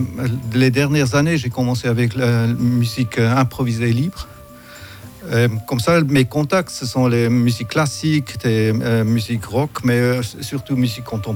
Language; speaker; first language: French; non-native, fluent; German